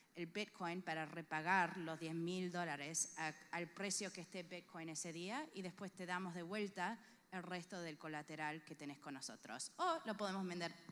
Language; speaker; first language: Spanish; early bilingual, heritage; Spanish